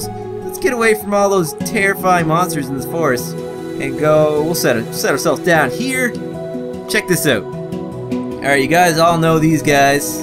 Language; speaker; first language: English; native; English